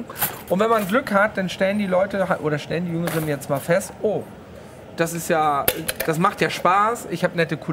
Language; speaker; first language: German; native; German